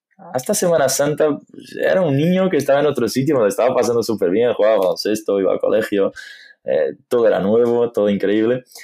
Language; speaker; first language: Spanish; non-native, fluent; Portuguese